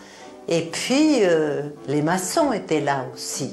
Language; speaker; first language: French; native; French